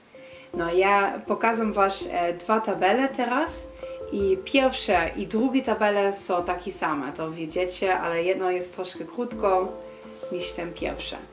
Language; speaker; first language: Polish; non-native, learner; Dutch